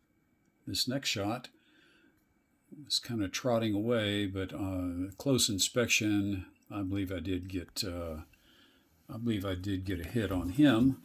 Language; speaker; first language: English; native; English